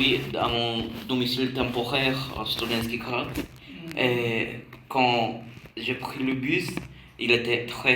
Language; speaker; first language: French; non-native, learner; Bulgarian